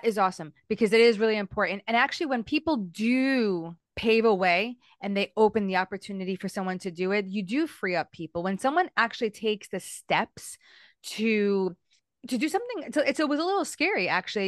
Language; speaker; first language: English; native; English